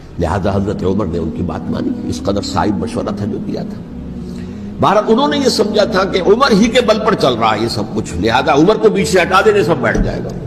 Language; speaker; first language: Urdu; native; Urdu